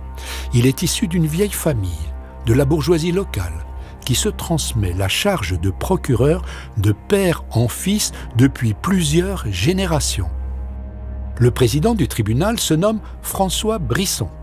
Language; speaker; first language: French; native; French